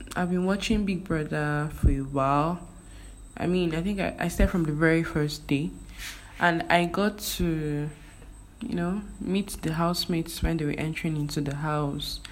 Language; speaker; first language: English; non-native, local second language; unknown